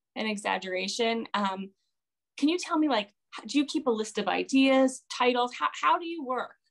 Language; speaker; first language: English; native; English